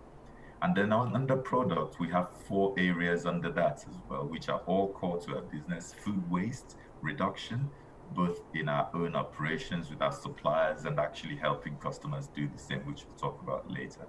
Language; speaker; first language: English; non-native, local second language; Igbo